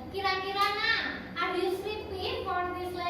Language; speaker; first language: English; non-native, learner; Indonesian